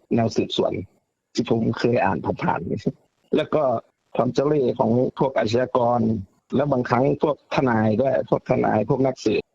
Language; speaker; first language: Thai; native; Thai